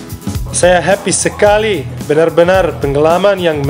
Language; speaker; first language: Indonesian; non-native, fluent; Serbian